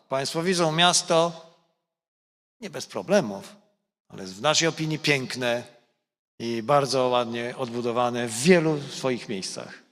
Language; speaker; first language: Polish; native; Polish